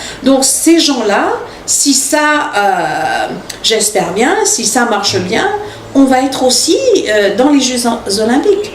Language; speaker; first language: French; non-native, local second language; Morisyen